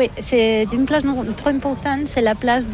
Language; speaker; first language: French; non-native, learner; Catalan